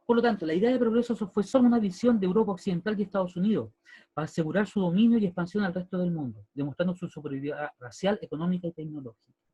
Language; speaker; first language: Spanish; native; Spanish